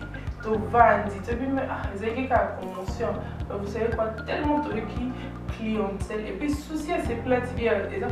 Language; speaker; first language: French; non-native, local second language; Lingala